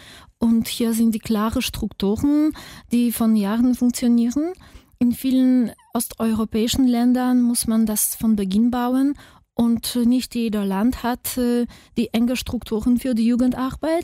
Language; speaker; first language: German; non-native, fluent; Polish